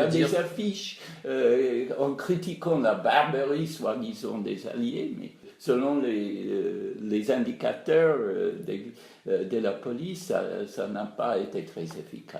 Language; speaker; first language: French; non-native, fluent; English